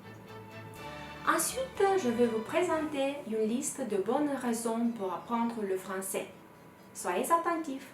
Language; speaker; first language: French; non-native, fluent; Romanian